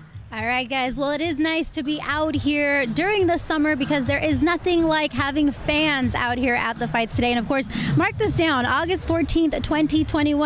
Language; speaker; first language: English; early bilingual, other home language; Spanish